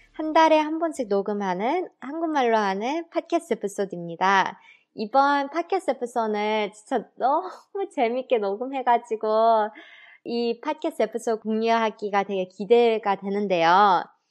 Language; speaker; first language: Korean; early bilingual, heritage; Korean